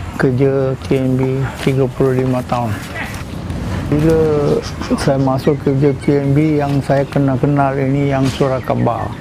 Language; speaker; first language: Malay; non-native, local second language; Tamil